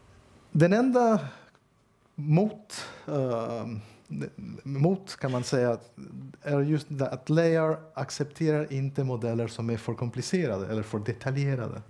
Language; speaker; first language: Swedish; non-native, fluent; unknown